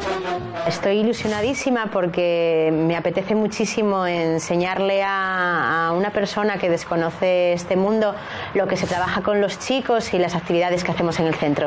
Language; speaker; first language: Spanish; native; Spanish